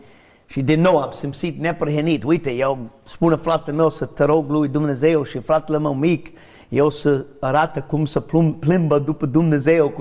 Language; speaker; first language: Romanian; non-native, learner; English